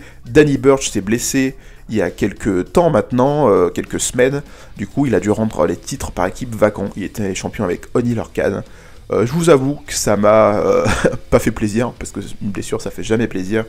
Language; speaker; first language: French; native; French